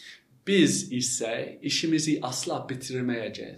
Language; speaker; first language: Turkish; non-native, fluent; English